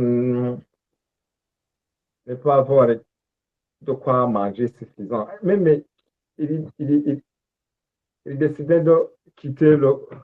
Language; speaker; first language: French; non-native, local second language; Rundi